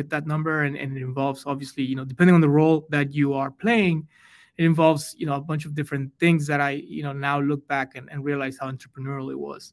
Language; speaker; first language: English; non-native, fluent; Spanish